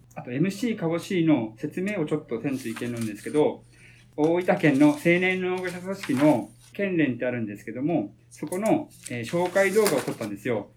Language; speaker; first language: Japanese; native; Japanese